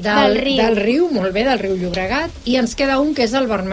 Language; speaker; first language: Catalan; native; Catalan